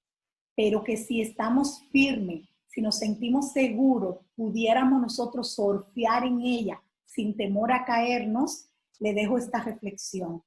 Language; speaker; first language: Spanish; native; Spanish